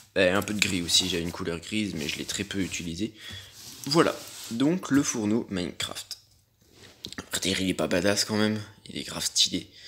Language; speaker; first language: French; native; French